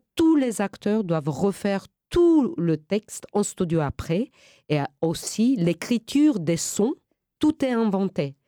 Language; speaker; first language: French; non-native, fluent; Romanian